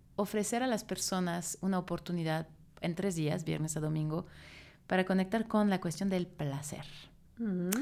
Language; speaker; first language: Spanish; non-native, fluent; French